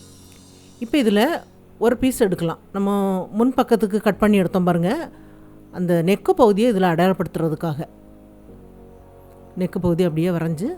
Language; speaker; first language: Tamil; native; Tamil